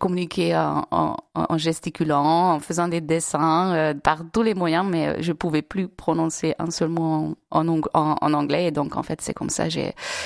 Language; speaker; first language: French; non-native, fluent; Hungarian